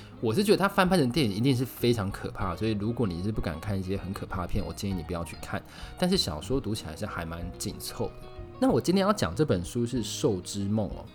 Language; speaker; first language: Chinese; native; Chinese